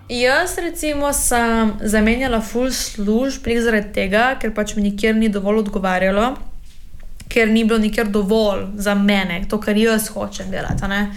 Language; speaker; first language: Slovenian; native; Slovenian